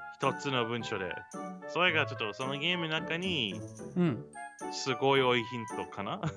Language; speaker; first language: Japanese; non-native, learner; English